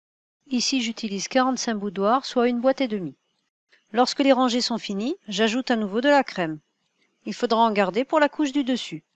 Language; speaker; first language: French; native; French